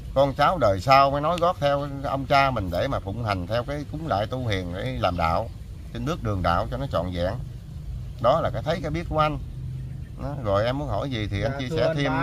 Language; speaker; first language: Vietnamese; native; Vietnamese